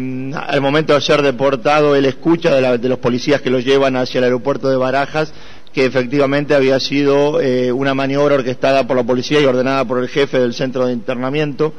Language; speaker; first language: Spanish; native; Spanish